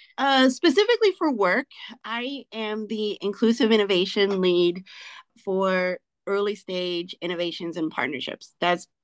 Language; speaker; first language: English; native; English